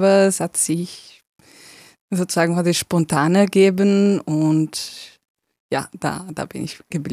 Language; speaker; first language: German; non-native, fluent; Italian